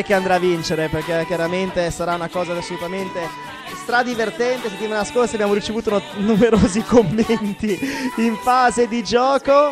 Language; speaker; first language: Italian; native; Italian